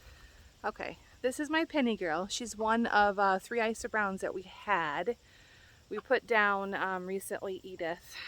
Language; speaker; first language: English; native; English